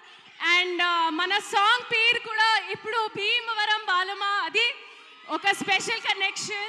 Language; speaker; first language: Telugu; non-native, learner; Hindi